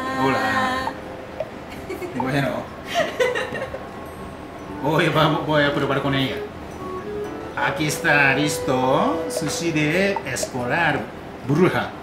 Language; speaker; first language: Spanish; non-native, learner; Japanese